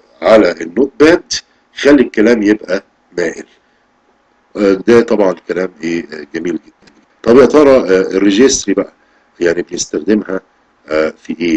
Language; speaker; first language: Arabic; native; Arabic